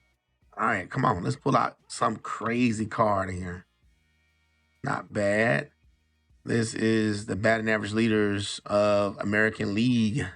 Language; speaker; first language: English; native; English